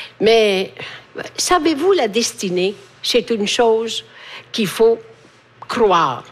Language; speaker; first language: French; non-native, fluent; Italian